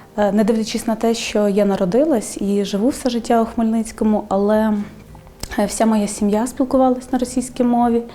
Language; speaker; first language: Ukrainian; non-native, local second language; Russian